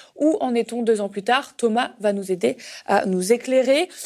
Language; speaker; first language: French; native; French